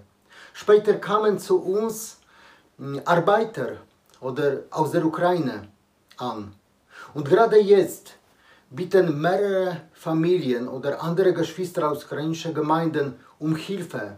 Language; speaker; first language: German; non-native, learner; Polish